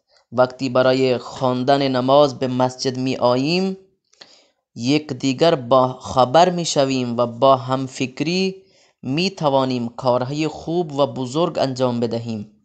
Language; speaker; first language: Persian; non-native, fluent; Urdu